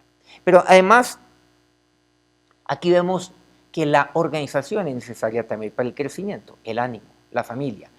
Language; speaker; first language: Spanish; native; Spanish